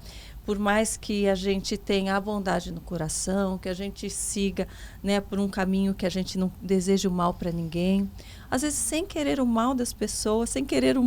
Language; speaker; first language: Portuguese; native; Portuguese